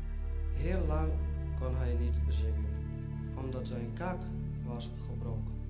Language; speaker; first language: Dutch; non-native, fluent; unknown